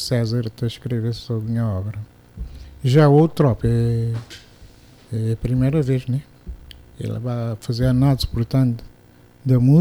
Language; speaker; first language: Portuguese; non-native, local second language; Kabuverdianu